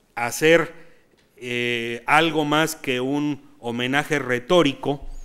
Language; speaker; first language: Spanish; native; Spanish